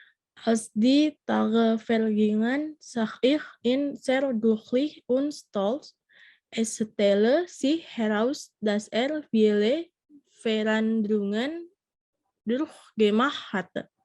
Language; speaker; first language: German; non-native, learner; Indonesian